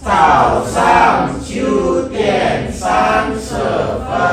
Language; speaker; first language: Chinese; non-native, learner; Indonesian